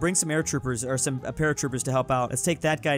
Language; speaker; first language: English; native; English